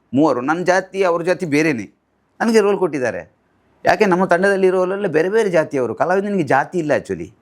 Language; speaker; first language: Kannada; non-native, local second language; Tulu